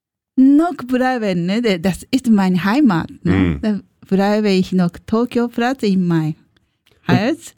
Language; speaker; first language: German; non-native, learner; Japanese